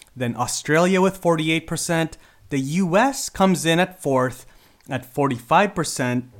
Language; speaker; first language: English; early bilingual, other home language; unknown